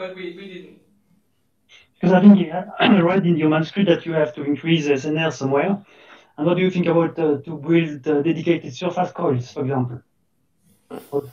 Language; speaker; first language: English; non-native, fluent; French